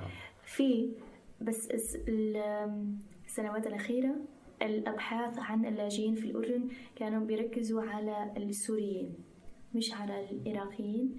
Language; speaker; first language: Arabic; non-native, fluent; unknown